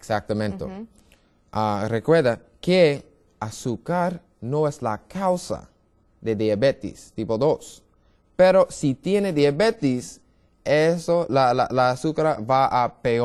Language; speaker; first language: Spanish; non-native, learner; English